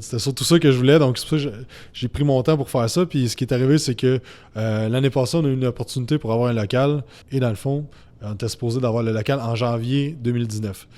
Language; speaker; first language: French; native; French